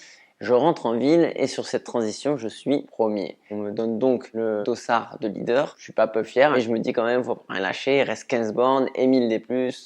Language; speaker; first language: French; native; French